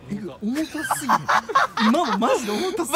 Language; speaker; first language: Japanese; native; Japanese